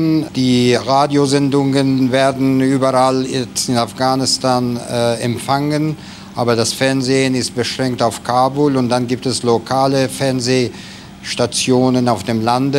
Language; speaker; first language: German; non-native, fluent; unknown